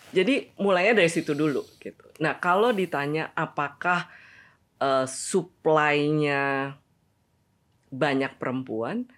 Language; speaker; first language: Indonesian; native; Indonesian